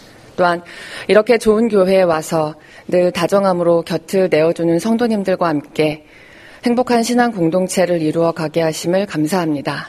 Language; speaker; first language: Korean; native; Korean